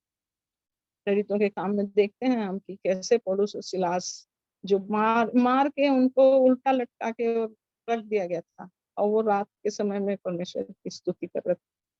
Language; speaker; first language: Hindi; native; Hindi